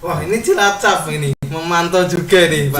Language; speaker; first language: Indonesian; native; Indonesian